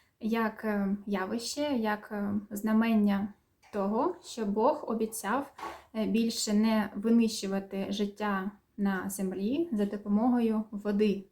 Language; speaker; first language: Ukrainian; native; Ukrainian